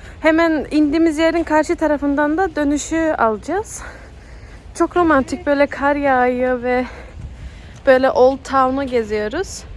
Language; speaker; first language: Turkish; early bilingual, heritage; Turkish